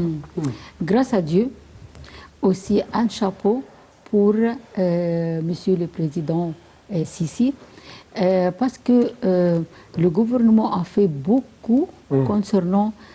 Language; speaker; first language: French; non-native, fluent; Arabic